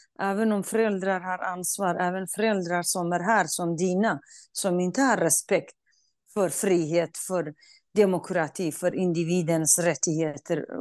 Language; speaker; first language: Swedish; non-native, fluent; Kurdish